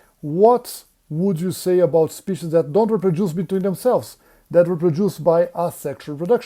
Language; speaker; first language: English; non-native, fluent; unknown